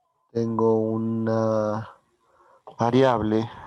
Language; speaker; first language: Spanish; native; Spanish